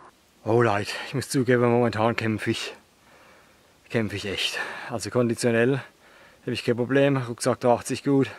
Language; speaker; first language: German; native; German